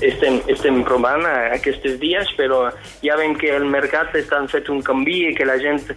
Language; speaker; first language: Catalan; non-native, fluent; French